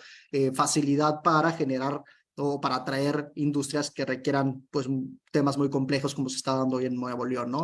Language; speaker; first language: Spanish; native; Spanish